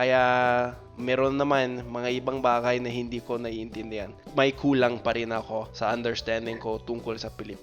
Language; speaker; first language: Filipino; non-native, fluent; English